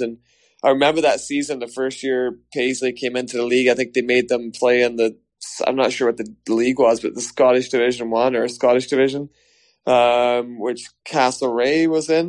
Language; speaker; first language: English; native; English